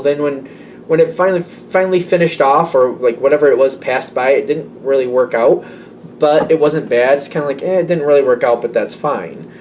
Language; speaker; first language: English; native; English